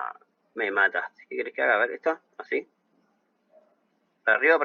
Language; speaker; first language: Spanish; native; Spanish